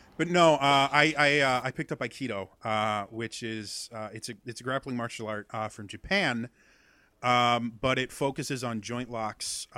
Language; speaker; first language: English; native; English